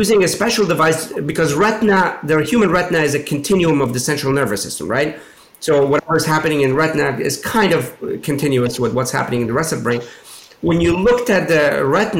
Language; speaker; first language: English; native; English